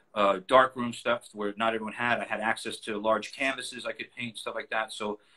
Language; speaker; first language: English; native; English